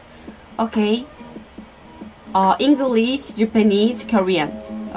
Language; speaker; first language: English; non-native, learner; Korean